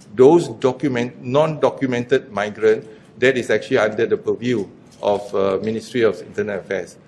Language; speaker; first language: English; non-native, local second language; Malay